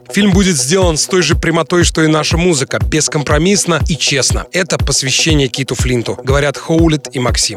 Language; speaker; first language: Russian; native; Russian